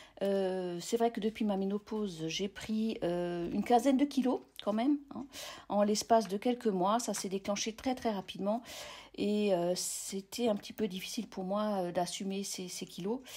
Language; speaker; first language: French; native; French